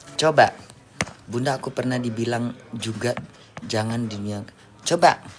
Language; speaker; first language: Indonesian; native; Indonesian